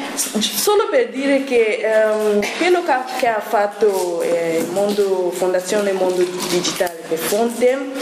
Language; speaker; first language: Italian; non-native, learner; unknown